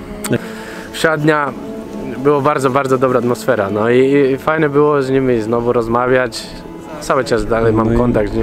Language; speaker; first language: Polish; non-native, fluent; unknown